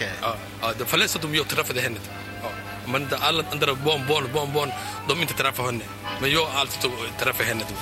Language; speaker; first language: Swedish; non-native, learner; Somali